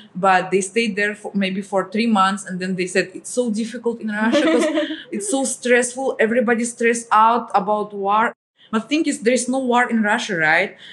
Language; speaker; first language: English; non-native, fluent; Russian